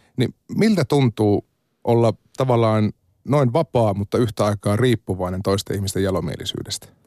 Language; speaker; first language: Finnish; native; Finnish